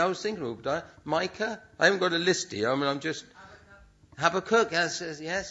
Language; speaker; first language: English; native; English